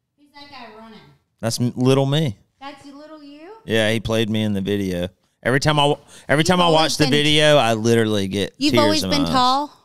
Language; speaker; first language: English; native; English